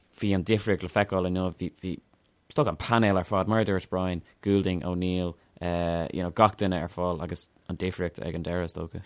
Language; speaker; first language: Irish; non-native, local second language; English